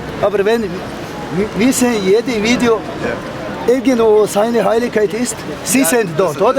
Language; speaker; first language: German; non-native, learner; Tibetan